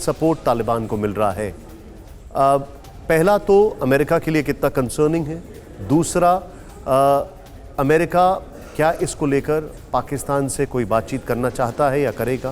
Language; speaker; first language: Hindi; native; Hindi